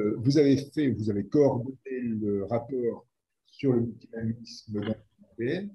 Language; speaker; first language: French; native; French